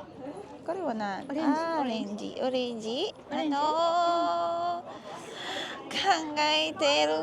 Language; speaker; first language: Japanese; non-native, learner; Filipino